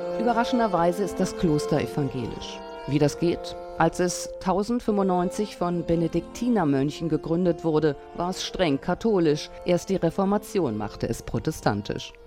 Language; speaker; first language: German; native; German